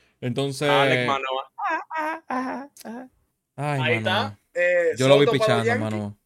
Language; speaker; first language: Spanish; native; Spanish